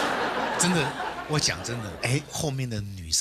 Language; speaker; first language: Chinese; native; Chinese